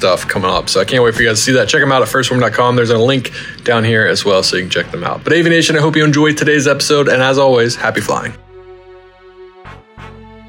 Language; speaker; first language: English; native; English